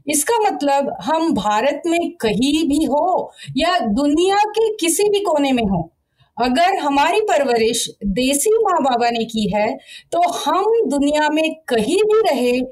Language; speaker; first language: Hindi; non-native, local second language; Marathi